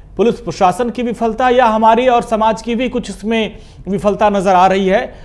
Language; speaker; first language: Hindi; native; Hindi